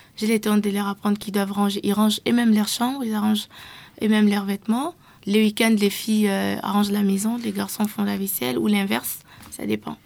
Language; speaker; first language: French; non-native, local second language; Lingala